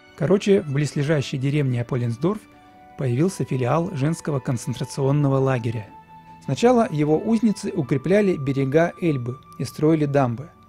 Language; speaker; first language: Russian; native; Russian